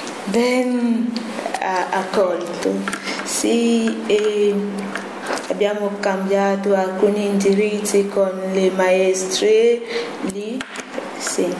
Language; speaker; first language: Italian; non-native, fluent; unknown